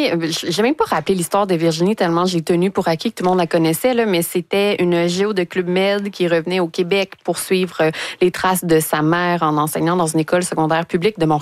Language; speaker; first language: French; native; French